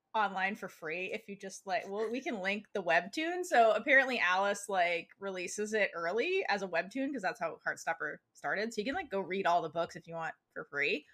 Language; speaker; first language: English; native; English